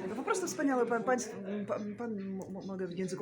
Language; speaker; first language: Polish; non-native, learner; Russian